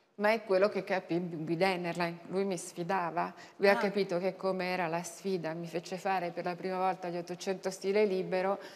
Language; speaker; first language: Italian; native; Italian